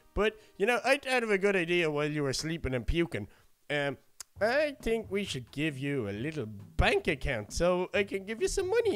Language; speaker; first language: English; native; English